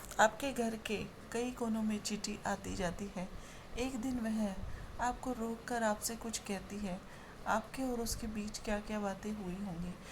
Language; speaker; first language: Hindi; native; Hindi